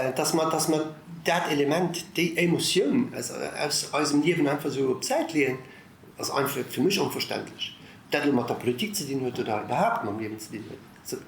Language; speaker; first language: Luxembourgish; early bilingual, other home language; Italian